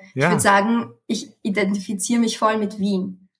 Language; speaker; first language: German; early bilingual, other home language; Romanian